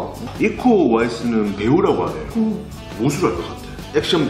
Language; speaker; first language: Korean; native; Korean